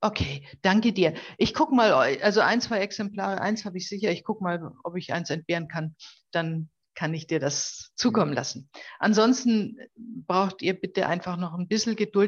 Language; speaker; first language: German; native; German